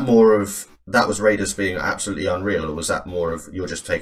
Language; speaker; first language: English; native; English